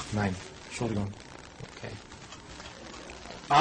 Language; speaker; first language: German; non-native, fluent; English